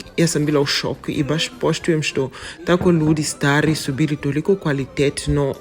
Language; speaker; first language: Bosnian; non-native, learner; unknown